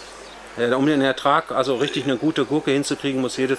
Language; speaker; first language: German; native; German